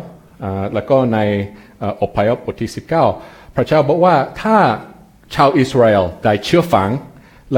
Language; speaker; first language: Thai; non-native, fluent; English